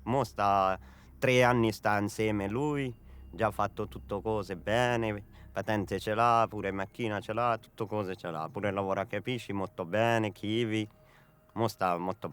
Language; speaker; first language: Italian; non-native, learner; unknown